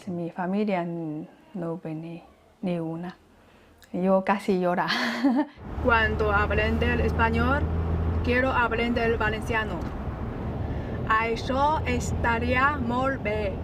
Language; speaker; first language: Spanish; non-native, learner; Chinese